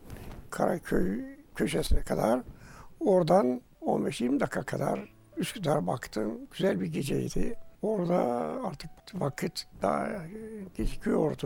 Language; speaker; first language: Turkish; native; Turkish